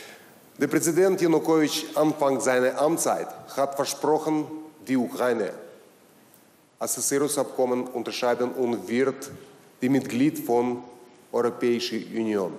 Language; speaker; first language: German; non-native, learner; Russian